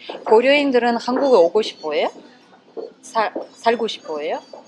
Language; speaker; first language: Korean; non-native, fluent; Russian